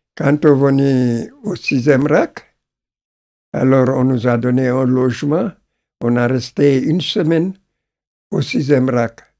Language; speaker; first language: French; non-native, local second language; Wolof